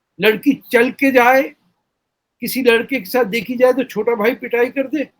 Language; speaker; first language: Urdu; native; Urdu